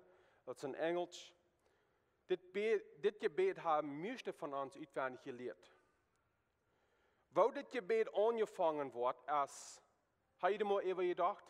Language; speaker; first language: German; non-native, learner; Plautdietsch